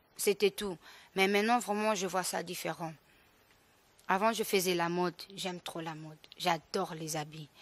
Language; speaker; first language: French; non-native, local second language; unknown